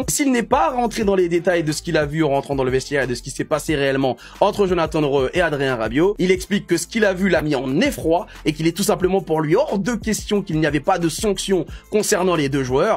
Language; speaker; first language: French; native; French